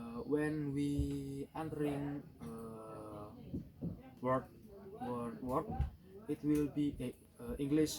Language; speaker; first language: English; non-native, learner; Indonesian